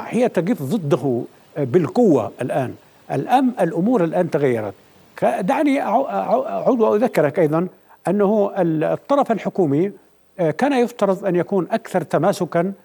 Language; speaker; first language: Arabic; native; Arabic